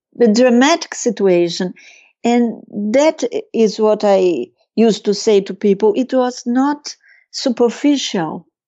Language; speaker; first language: English; non-native, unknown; Portuguese